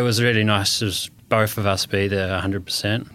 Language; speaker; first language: English; native; English